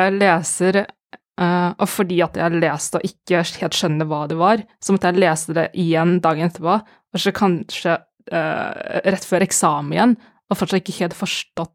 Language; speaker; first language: Norwegian; non-native, fluent; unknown